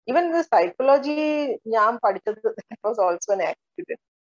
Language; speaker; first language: English; non-native, local second language; Malayalam